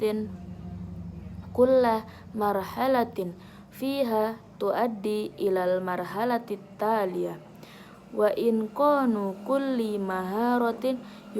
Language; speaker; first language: Arabic; non-native, learner; Indonesian